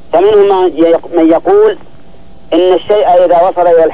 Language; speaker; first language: Arabic; native; Arabic